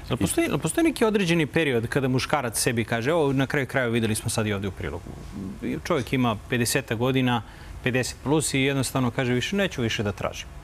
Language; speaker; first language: Serbian; native; Serbian